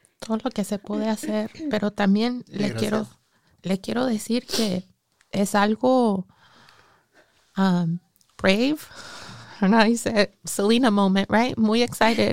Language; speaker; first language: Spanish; early bilingual, heritage; English